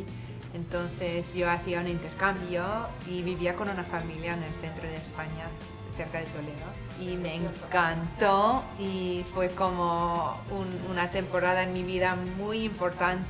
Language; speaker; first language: Spanish; non-native, fluent; English